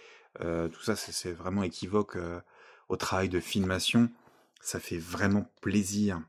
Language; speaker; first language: French; native; French